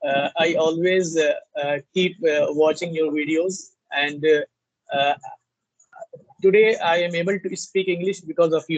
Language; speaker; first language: English; non-native, learner; Hindi